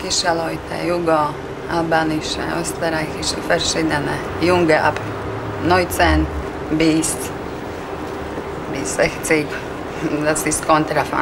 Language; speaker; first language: German; non-native, learner; Slovak